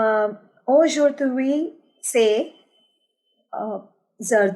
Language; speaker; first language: French; non-native, learner; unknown